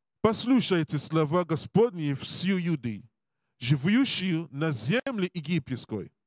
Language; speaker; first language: Russian; non-native, learner; English